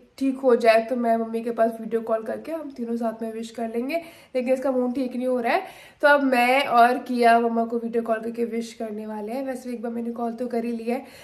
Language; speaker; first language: Hindi; native; Hindi